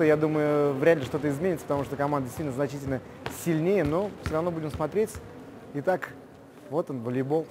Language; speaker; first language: Russian; native; Russian